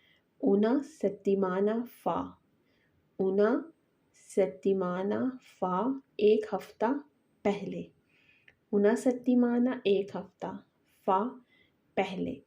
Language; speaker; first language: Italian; non-native, learner; Urdu